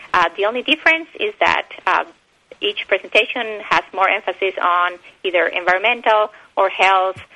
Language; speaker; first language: English; non-native, fluent; Spanish